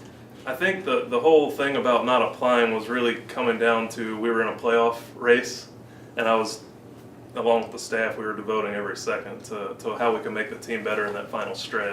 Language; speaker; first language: English; native; English